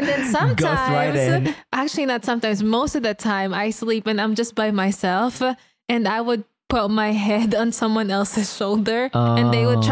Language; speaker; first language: English; non-native, local second language; Filipino